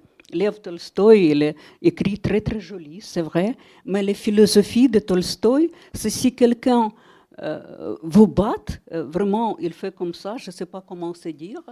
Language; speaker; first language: French; non-native, fluent; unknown